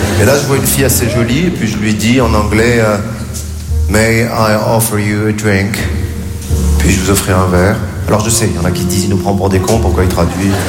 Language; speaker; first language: French; native; French